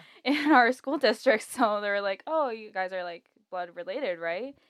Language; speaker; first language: English; native; English